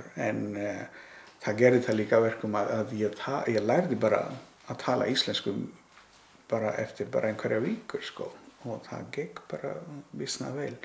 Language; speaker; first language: Icelandic; non-native, fluent; Marathi